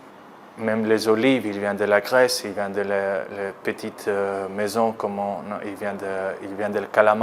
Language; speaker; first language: French; non-native, learner; Greek